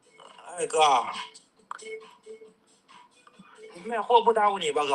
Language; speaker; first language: Chinese; native; Chinese